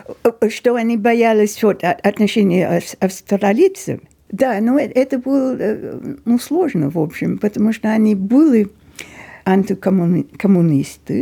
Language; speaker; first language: Russian; non-native, fluent; English